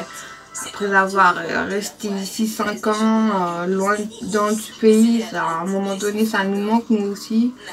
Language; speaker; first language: French; non-native, local second language; Morisyen